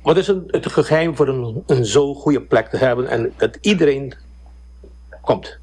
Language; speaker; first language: Dutch; non-native, local second language; Papiamento